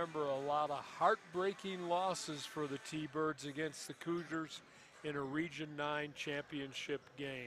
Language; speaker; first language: English; native; English